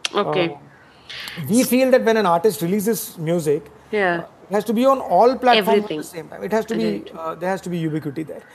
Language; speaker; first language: English; non-native, local second language; Tamil